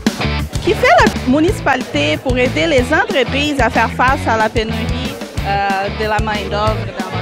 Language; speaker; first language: French; native; French